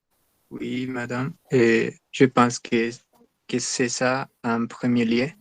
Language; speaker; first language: French; non-native, learner; Spanish